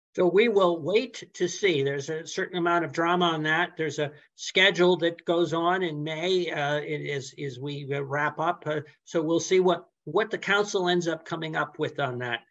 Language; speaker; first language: English; native; English